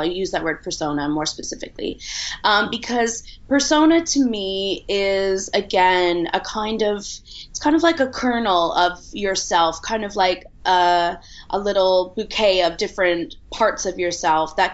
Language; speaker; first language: English; native; English